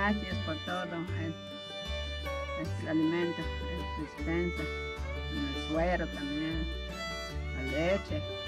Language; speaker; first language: Spanish; non-native, local second language; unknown